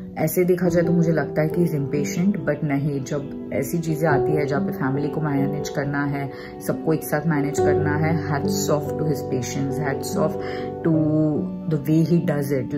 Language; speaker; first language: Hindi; non-native, local second language; Marathi